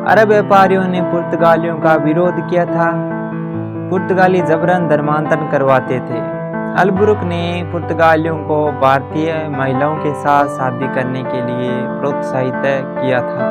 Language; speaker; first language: Hindi; native; Hindi